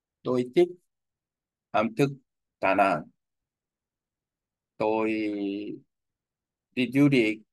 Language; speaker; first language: Vietnamese; non-native, learner; Korean